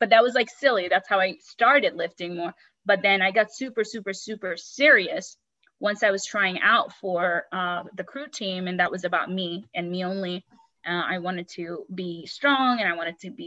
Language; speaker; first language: English; non-native, local second language; Sylheti